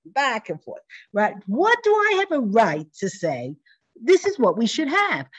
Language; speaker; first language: English; native; English